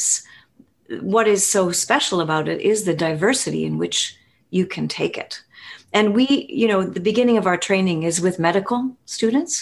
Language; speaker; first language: English; native; English